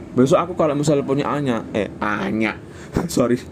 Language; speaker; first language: Indonesian; non-native, local second language; Javanese